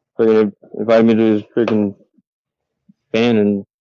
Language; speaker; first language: English; native; English